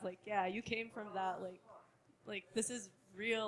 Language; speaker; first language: English; native; English